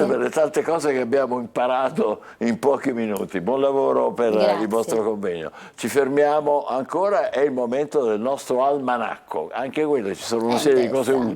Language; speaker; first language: Italian; native; Italian